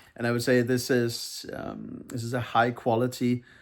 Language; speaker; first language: English; non-native, fluent; Danish